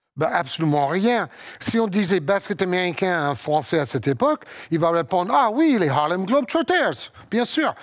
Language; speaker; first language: French; non-native, fluent; English